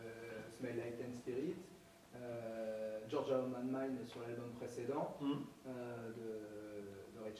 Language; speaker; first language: French; native; French